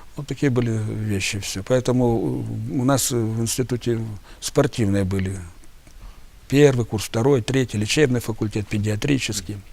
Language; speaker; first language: Russian; native; Russian